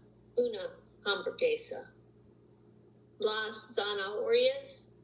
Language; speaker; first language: Spanish; non-native, learner; English